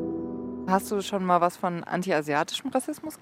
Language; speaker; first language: German; native; German